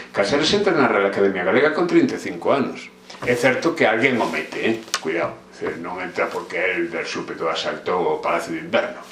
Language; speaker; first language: Galician; native; Galician